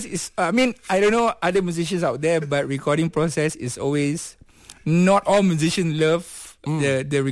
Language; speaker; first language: English; non-native, local second language; Malay